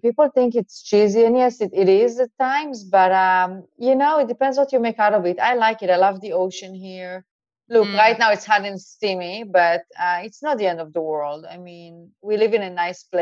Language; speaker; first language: English; non-native, fluent; Hebrew